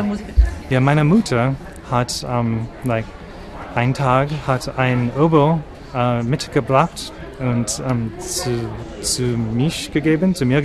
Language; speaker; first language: German; non-native, learner; English